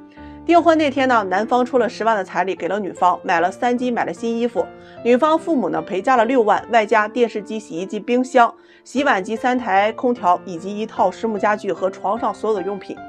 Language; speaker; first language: Chinese; native; Chinese